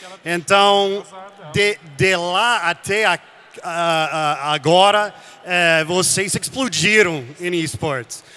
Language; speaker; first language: Portuguese; non-native, fluent; English